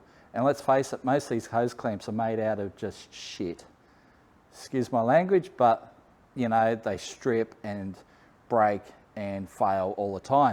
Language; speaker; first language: English; native; English